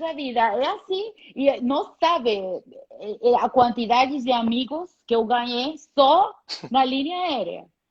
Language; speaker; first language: Portuguese; non-native, fluent; Spanish